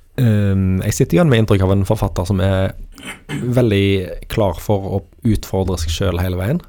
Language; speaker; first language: Norwegian; native; Norwegian